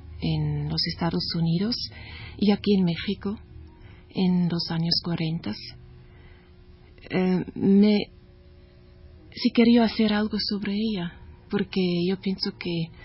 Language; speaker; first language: Spanish; non-native, learner; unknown